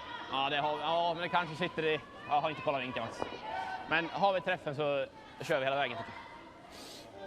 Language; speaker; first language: Swedish; native; Swedish